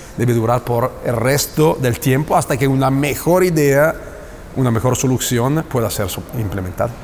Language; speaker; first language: Spanish; non-native, fluent; Italian